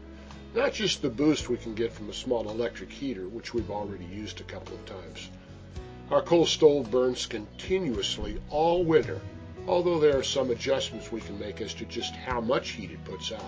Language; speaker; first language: English; native; English